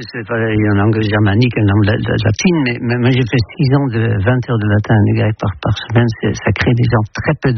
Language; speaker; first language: French; non-native, fluent; Dutch